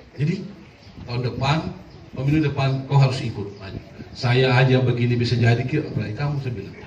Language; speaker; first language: Indonesian; non-native, local second language; Buginese